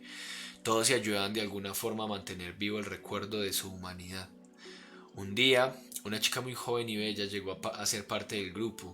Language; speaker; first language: Spanish; native; Spanish